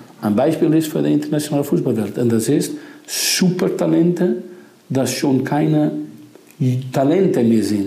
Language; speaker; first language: German; non-native, fluent; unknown